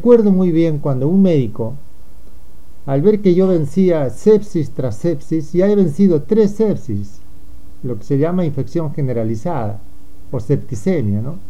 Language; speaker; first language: Spanish; native; Spanish